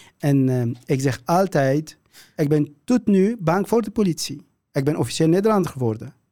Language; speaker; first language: Dutch; non-native, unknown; Kurdish